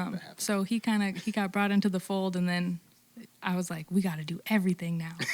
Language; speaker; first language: English; native; English